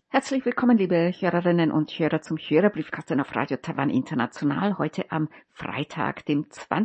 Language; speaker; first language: German; native; German